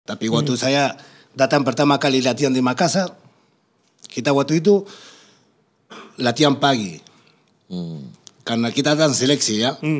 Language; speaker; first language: Indonesian; non-native, fluent; Spanish